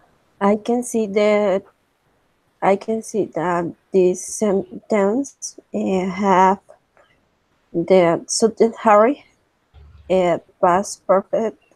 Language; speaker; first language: English; non-native, learner; Spanish